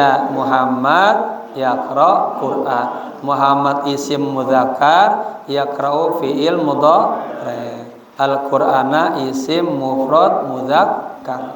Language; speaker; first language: Arabic; non-native, fluent; Indonesian